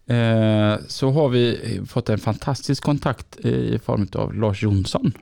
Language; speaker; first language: Swedish; native; Swedish